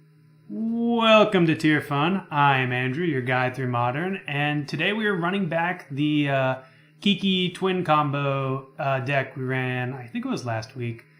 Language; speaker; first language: English; native; English